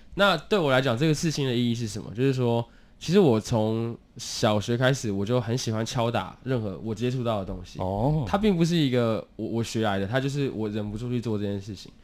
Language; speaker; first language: Chinese; native; Chinese